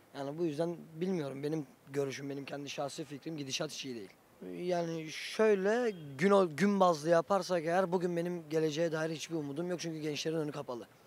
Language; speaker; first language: Turkish; native; Turkish